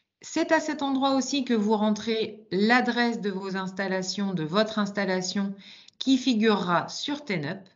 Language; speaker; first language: French; native; French